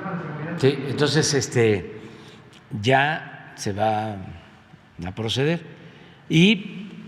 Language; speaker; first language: Spanish; native; Spanish